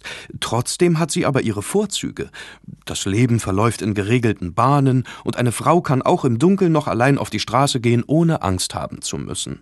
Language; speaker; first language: German; native; German